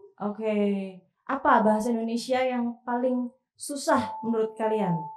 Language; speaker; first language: Indonesian; native; Indonesian